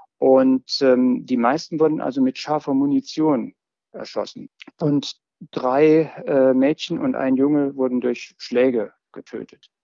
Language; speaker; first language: German; native; German